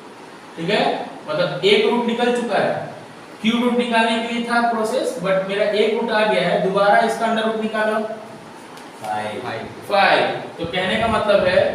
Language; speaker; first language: Hindi; native; Hindi